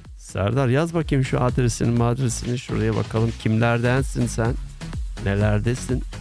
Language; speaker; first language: Turkish; early bilingual, heritage; Turkish